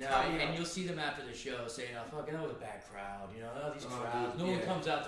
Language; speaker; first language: English; native; English